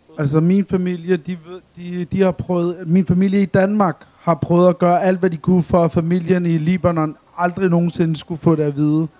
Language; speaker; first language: Danish; early bilingual, other home language; Arabic